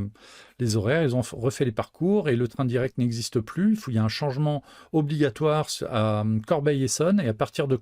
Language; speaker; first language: French; native; French